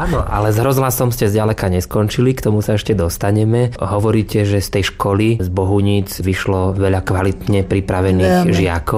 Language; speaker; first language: Slovak; native; Slovak